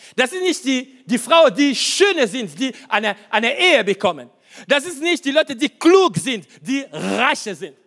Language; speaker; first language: German; non-native, learner; Lingala